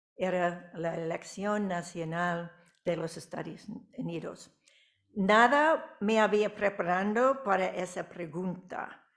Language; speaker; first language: Spanish; non-native, fluent; English